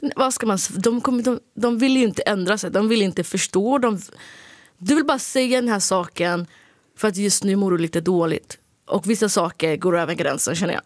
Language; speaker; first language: Swedish; early bilingual, other home language; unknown